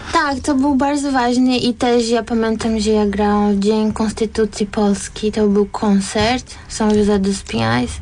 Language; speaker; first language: Polish; non-native, fluent; Portuguese